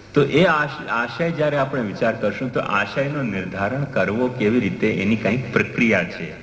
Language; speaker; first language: Gujarati; non-native, local second language; Hindi